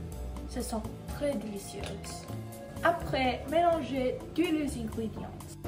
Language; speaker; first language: French; non-native, learner; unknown